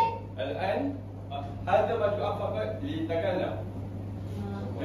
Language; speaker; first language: Arabic; non-native, learner; Malay